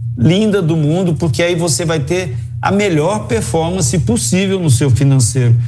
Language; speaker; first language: Portuguese; native; Portuguese